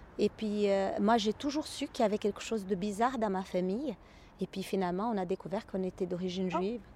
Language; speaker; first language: French; non-native, fluent; Portuguese